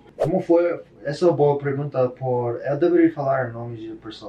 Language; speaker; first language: Portuguese; non-native, learner; English